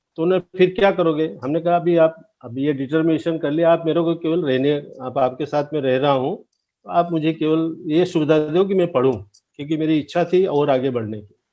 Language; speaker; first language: Hindi; native; Hindi